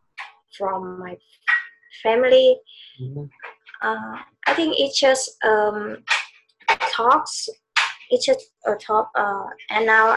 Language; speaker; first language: English; non-native, learner; Vietnamese